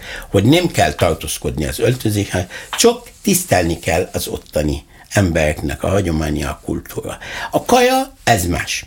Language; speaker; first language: Hungarian; non-native, learner; Arabic